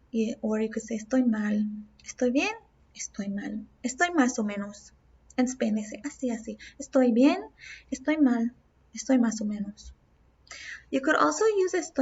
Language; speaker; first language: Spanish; non-native, fluent; English